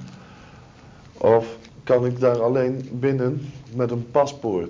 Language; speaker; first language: Dutch; native; Dutch